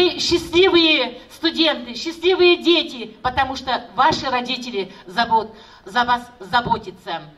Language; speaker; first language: Russian; non-native, local second language; Kazakh